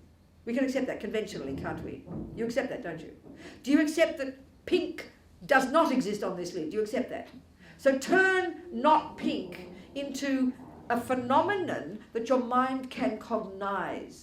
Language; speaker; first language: English; native; English